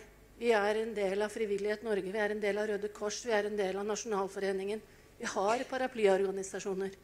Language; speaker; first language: Norwegian; native; Norwegian